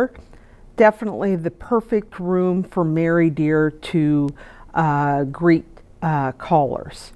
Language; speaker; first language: English; native; English